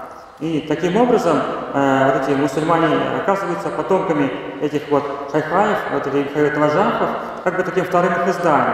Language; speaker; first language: Russian; native; Russian